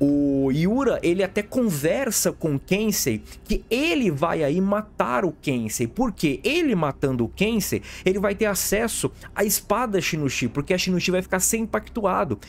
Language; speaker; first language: Portuguese; native; Portuguese